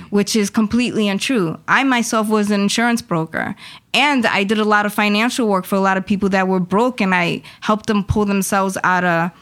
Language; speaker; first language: English; early bilingual, other home language; Spanish